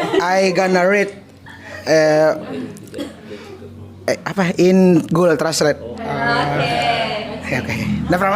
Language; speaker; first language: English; non-native, learner; Indonesian